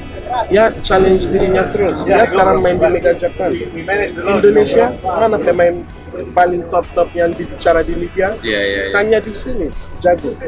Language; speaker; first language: Indonesian; non-native, fluent; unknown